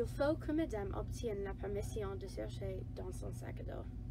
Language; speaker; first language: French; non-native, learner; English